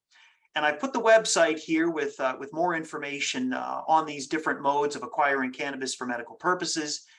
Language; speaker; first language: English; native; English